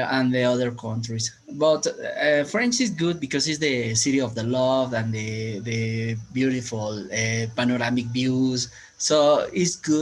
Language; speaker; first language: English; non-native, learner; Spanish